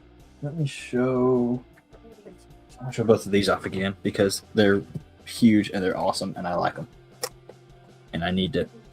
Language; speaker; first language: English; native; English